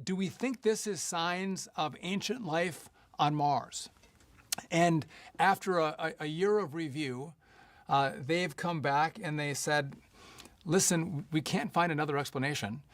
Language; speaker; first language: English; native; English